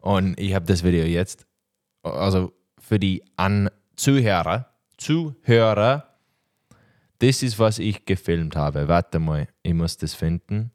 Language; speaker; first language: German; non-native, learner; English